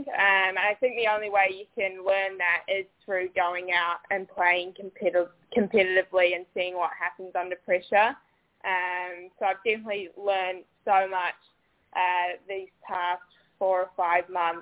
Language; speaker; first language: English; native; English